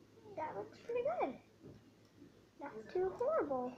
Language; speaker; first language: English; native; English